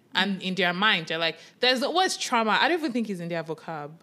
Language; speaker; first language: English; non-native, local second language; Yoruba